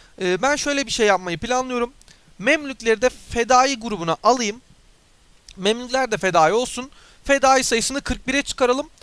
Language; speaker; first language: Turkish; native; Turkish